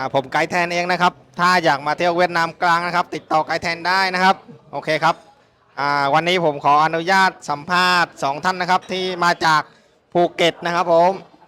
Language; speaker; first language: Thai; non-native, fluent; Vietnamese